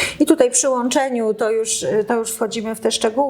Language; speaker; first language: Polish; native; Polish